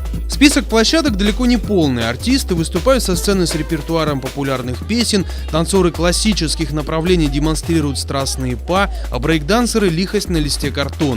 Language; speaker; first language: Russian; native; Russian